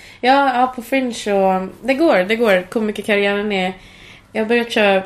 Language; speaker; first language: Swedish; early bilingual, other home language; Cantonese